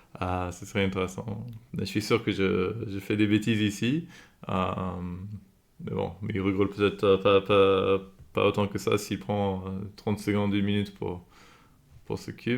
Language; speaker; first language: French; non-native, fluent; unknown